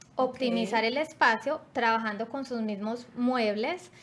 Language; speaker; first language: Spanish; native; Spanish